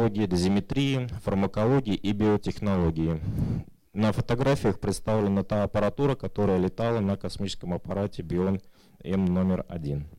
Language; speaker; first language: Russian; native; Russian